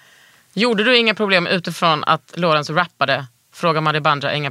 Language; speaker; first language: Swedish; native; Swedish